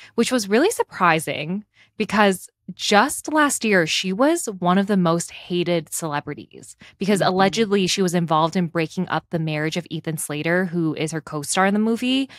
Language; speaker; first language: English; native; English